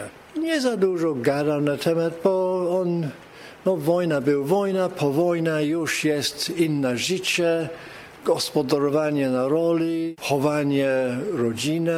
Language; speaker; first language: Polish; early bilingual, heritage; English